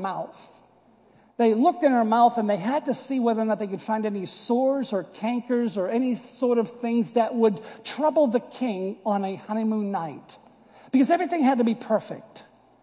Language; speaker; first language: English; native; English